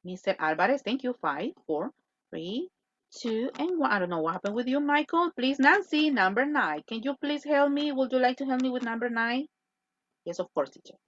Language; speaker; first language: English; non-native, fluent; Spanish